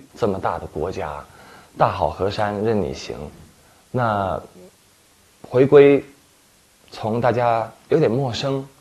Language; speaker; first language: Chinese; non-native, local second language; Min Nan Chinese